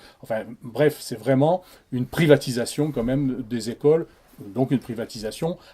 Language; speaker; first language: French; native; French